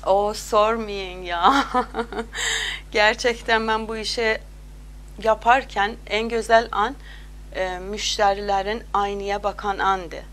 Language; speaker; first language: Turkish; non-native, learner; Azerbaijani